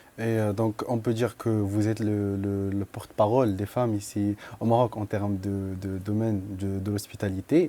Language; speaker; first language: French; non-native, local second language; Arabic